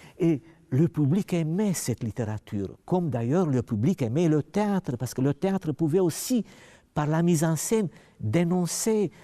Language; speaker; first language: French; non-native, fluent; Romanian